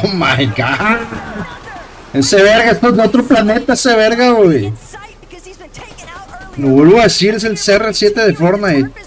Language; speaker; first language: Spanish; native; Spanish